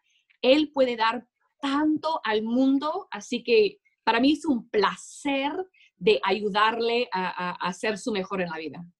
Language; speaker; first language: Spanish; non-native, fluent; English